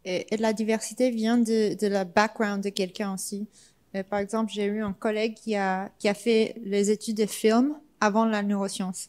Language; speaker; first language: French; non-native, fluent; English